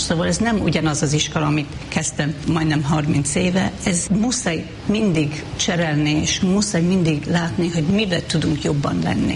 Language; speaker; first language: Hungarian; non-native, fluent; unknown